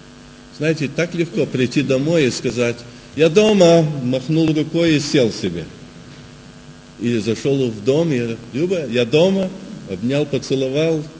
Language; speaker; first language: Russian; early bilingual, heritage; Russian